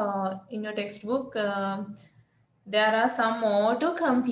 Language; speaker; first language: English; non-native, fluent; Sinhala